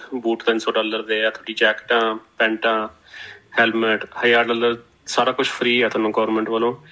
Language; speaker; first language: Punjabi; early bilingual, heritage; Punjabi